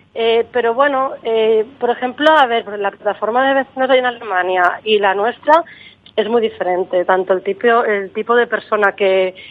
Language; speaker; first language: Spanish; native; Spanish